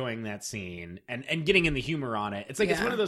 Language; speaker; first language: English; native; English